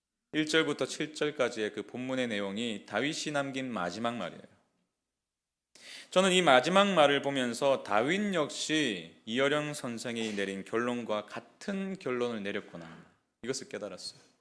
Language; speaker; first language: Korean; native; Korean